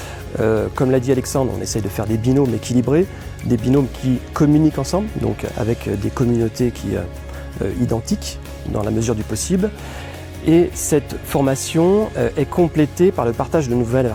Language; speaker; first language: French; native; French